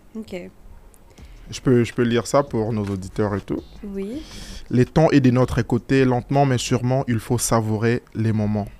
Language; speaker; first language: French; non-native, local second language; Wolof